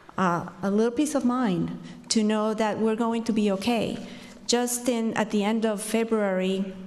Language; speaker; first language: English; non-native, fluent; Spanish